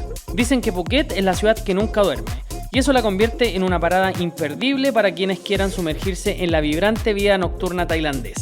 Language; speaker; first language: Spanish; native; Spanish